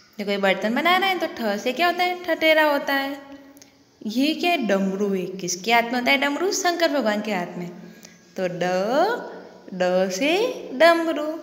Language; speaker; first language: Hindi; non-native, local second language; Gujarati